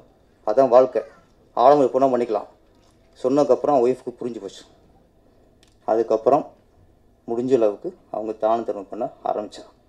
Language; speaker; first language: Tamil; native; Tamil